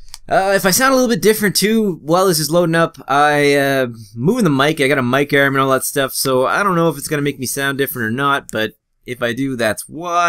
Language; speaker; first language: English; native; English